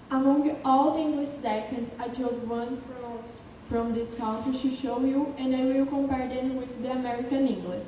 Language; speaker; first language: English; non-native, learner; Portuguese